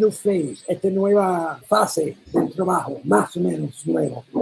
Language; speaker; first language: Spanish; non-native, learner; English